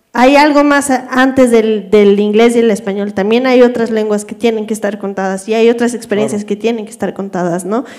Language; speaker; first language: Spanish; native; Spanish